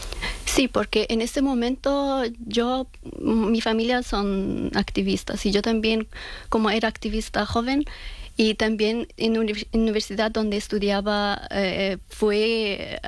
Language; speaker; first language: Spanish; non-native, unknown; Persian